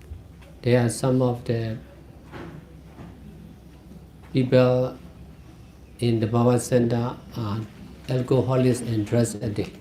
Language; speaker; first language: English; non-native, fluent; Burmese